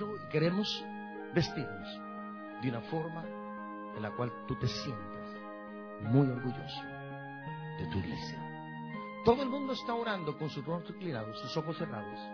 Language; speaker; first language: Spanish; native; Spanish